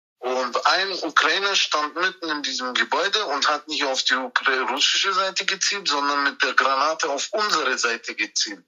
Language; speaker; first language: German; early bilingual, other home language; Turkish